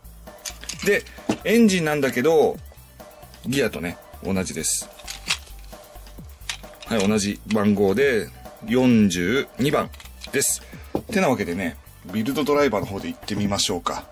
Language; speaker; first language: Japanese; native; Japanese